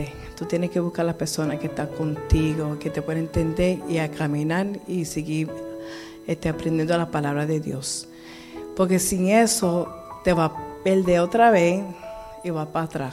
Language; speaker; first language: Spanish; early bilingual, heritage; Spanish